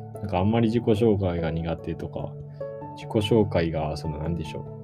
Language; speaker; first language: Japanese; native; Japanese